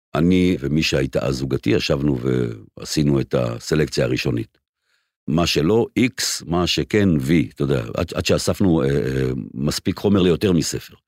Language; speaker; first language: Hebrew; native; Hebrew